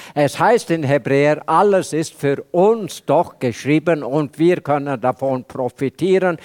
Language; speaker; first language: German; non-native, fluent; Welsh